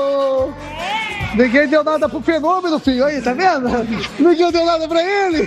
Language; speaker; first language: Portuguese; native; Portuguese